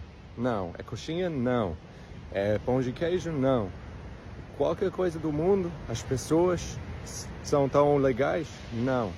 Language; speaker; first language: Portuguese; non-native, fluent; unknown